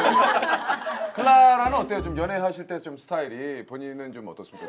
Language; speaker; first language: Korean; native; Korean